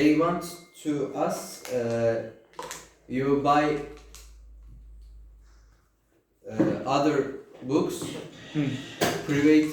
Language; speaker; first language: English; non-native, learner; Turkish